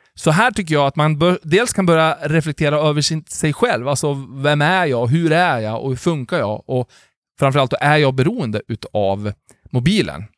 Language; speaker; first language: Swedish; native; Swedish